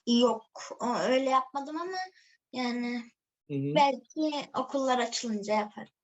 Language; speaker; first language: Turkish; early bilingual, heritage; Turkish